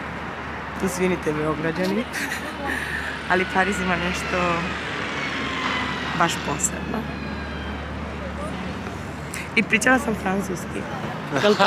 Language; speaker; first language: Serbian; early bilingual, heritage; Serbian